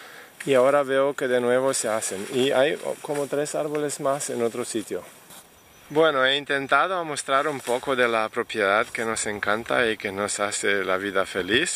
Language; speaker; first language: Spanish; non-native, fluent; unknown